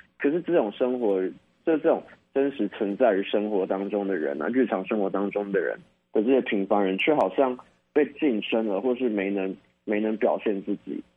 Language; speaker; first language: Chinese; native; Chinese